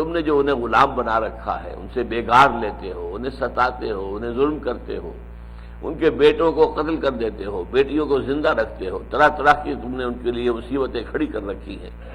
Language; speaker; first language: Urdu; native; Urdu